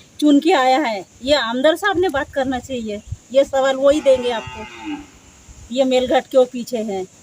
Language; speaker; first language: Hindi; non-native, local second language; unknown